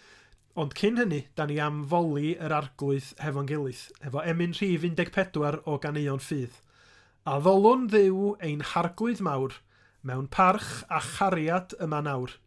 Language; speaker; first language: Welsh; native; Welsh